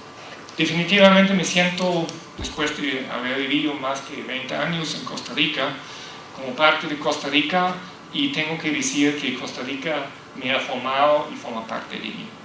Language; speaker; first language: Spanish; non-native, fluent; German